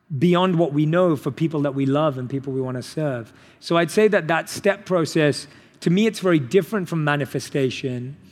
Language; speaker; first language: English; native; English